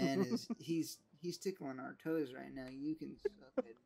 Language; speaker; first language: English; native; English